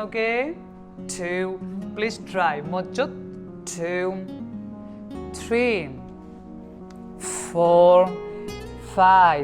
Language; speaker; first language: Vietnamese; non-native, learner; Hindi